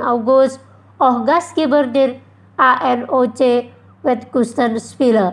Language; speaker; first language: German; non-native, fluent; Indonesian